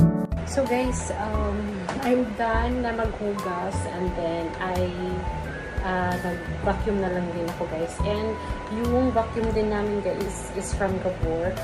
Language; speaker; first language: Filipino; non-native, local second language; Cebuano